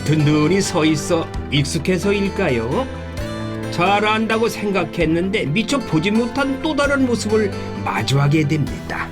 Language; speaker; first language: Korean; native; Korean